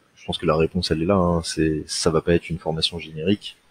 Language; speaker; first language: French; native; French